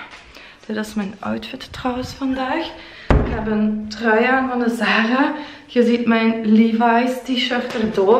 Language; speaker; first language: Dutch; native; Dutch